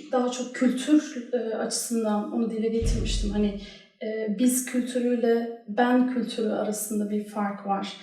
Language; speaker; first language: Turkish; early bilingual, heritage; Turkish